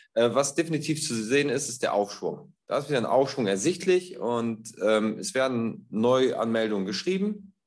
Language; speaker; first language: German; native; German